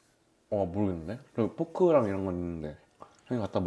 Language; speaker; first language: Korean; native; Korean